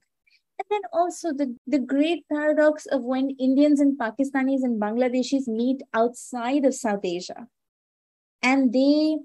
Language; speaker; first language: English; non-native, local second language; Hindi